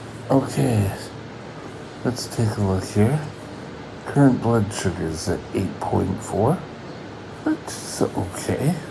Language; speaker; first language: English; native; English